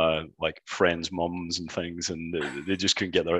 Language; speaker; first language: English; native; English